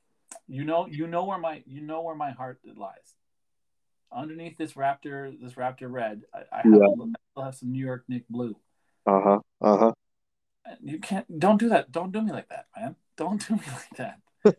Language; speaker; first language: English; native; English